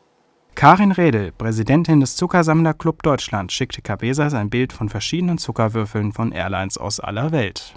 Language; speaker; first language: German; native; German